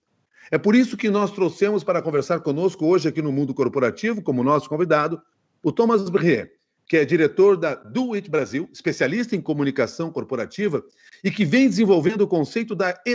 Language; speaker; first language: Portuguese; native; Portuguese